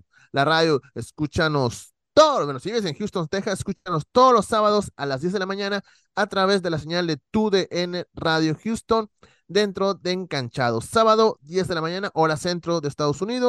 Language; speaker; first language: Spanish; native; Spanish